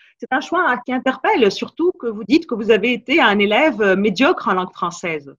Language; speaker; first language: French; non-native, local second language; Arabic